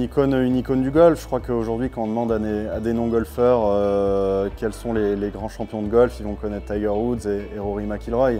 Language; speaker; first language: French; native; French